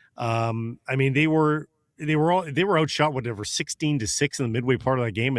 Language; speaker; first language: English; native; English